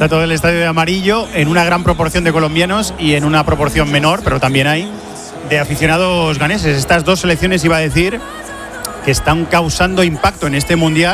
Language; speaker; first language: Spanish; native; Spanish